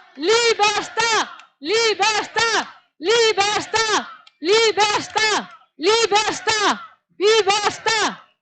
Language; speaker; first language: Italian; non-native, fluent; French